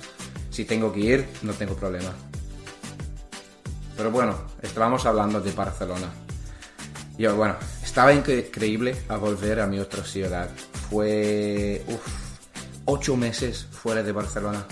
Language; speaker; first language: Spanish; non-native, learner; English